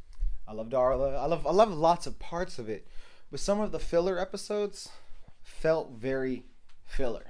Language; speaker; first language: English; native; English